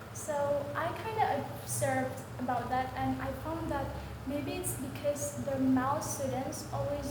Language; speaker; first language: English; non-native, learner; Indonesian